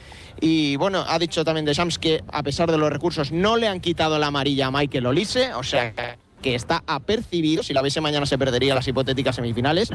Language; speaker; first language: Spanish; native; Spanish